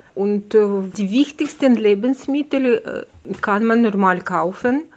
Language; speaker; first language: German; non-native, fluent; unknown